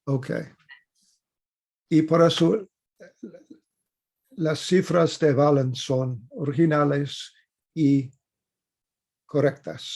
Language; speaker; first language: Spanish; non-native, fluent; English